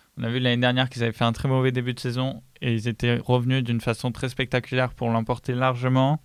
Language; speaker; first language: French; native; French